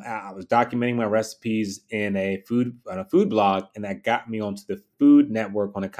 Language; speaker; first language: English; native; English